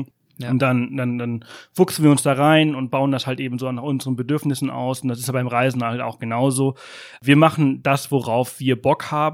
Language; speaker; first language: German; native; German